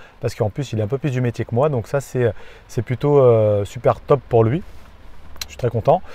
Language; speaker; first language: French; native; French